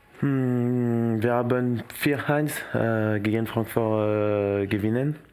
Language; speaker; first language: German; non-native, learner; French